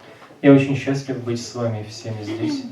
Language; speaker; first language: Russian; native; Russian